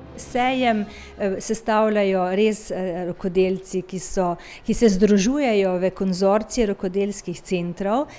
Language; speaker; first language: Slovenian; native; Slovenian